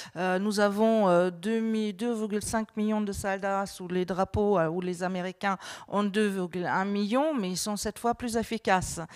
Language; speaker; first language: French; non-native, fluent; German